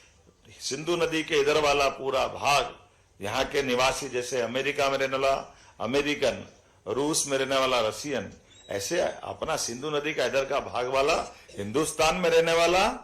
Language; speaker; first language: Hindi; native; Hindi